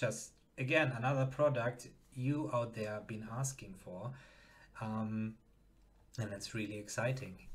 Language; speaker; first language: English; non-native, fluent; German